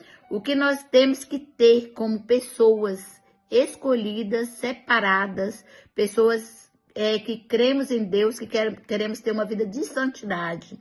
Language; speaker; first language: Portuguese; native; Portuguese